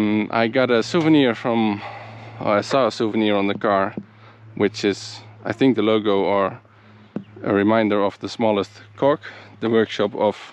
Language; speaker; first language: English; non-native, fluent; Dutch